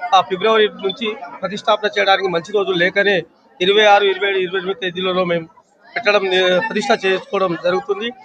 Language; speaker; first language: Telugu; non-native, local second language; Lambadi